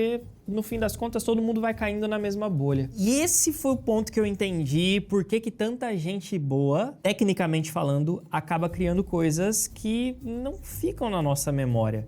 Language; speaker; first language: Portuguese; native; Portuguese